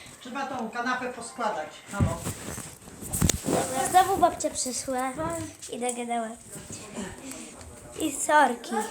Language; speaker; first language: Polish; native; Polish